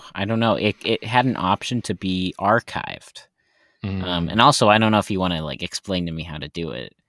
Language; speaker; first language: English; native; English